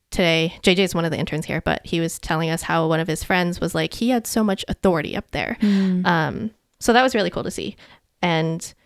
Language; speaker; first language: English; native; English